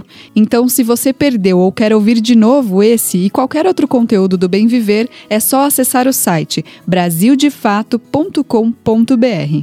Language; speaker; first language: Portuguese; native; Portuguese